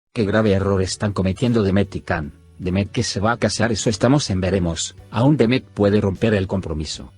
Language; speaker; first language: Spanish; native; Spanish